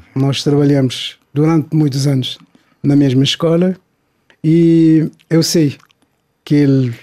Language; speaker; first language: Portuguese; non-native, local second language; Kabuverdianu